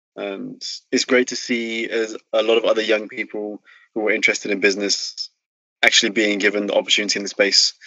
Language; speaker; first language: English; native; English